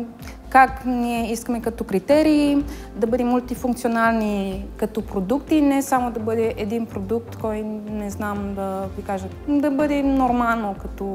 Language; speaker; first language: Bulgarian; non-native, learner; Romanian